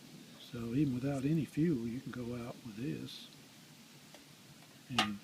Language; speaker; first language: English; native; English